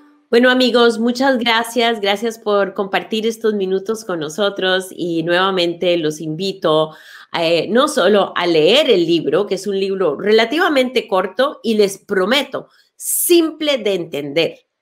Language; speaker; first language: Spanish; native; Spanish